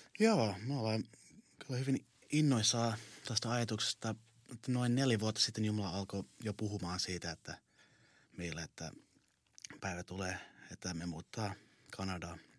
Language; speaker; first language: Finnish; early bilingual, heritage; Finnish